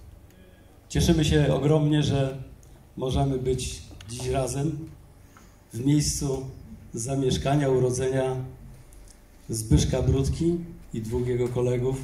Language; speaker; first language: Polish; native; Polish